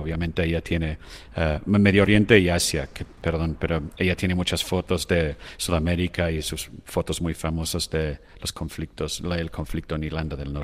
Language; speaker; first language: Spanish; non-native, fluent; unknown